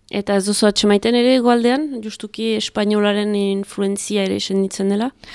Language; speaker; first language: Basque; native; Basque